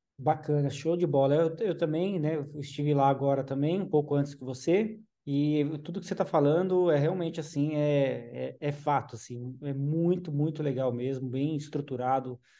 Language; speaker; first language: Portuguese; native; Portuguese